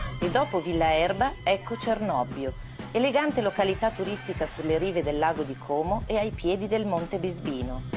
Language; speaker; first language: Italian; native; Italian